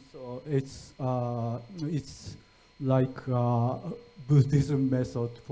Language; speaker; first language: English; non-native, fluent; Japanese